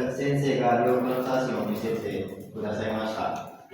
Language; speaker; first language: Japanese; non-native, learner; Indonesian